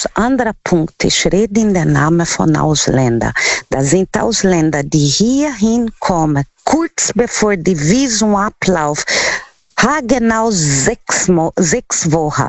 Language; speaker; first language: German; non-native, learner; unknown